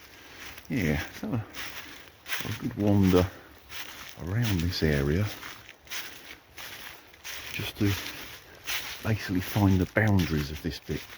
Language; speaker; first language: English; native; English